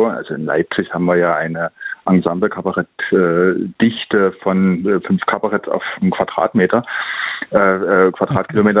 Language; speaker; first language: German; native; German